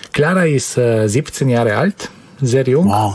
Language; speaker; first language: German; non-native, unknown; Slovenian